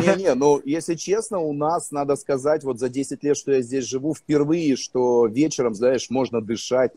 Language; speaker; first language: Russian; native; Russian